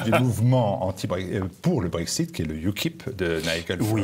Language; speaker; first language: French; native; French